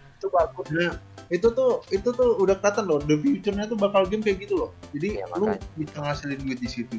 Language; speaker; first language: Indonesian; native; Indonesian